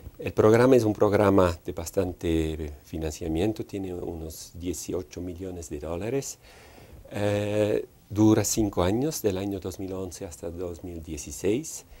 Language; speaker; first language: Spanish; non-native, fluent; Dutch